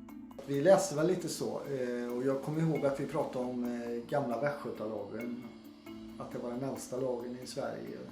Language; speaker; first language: Swedish; native; Swedish